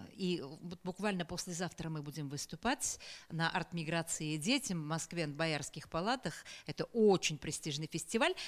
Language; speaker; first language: Russian; native; Russian